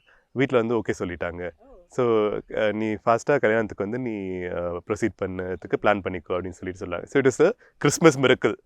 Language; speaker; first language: Tamil; native; Tamil